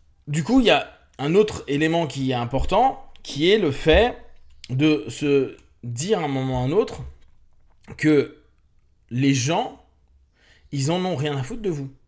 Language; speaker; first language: French; native; French